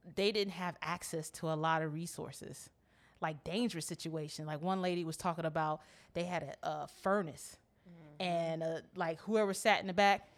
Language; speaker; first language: English; native; English